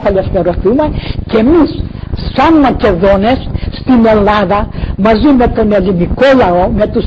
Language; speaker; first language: Greek; non-native, local second language; Macedonian